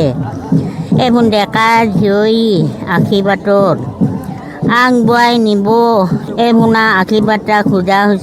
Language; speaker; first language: Assamese; native; Assamese